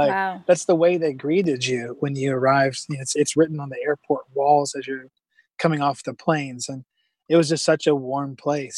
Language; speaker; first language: English; native; English